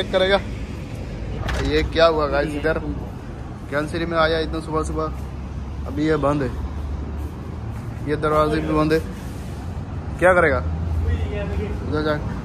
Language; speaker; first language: Hindi; non-native, learner; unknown